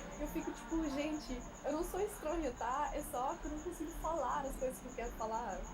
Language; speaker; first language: Portuguese; non-native, fluent; Swiss German